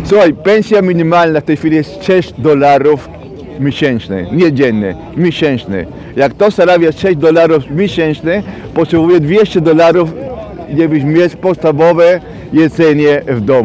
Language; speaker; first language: Polish; non-native, fluent; Spanish